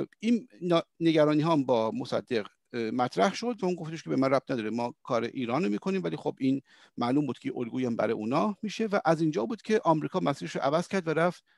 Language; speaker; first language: Persian; early bilingual, heritage; Persian